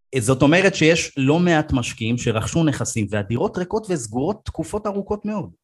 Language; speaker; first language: Hebrew; early bilingual, other home language; Amharic